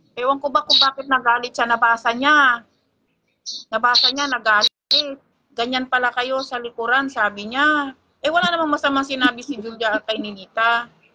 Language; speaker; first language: Filipino; native; Filipino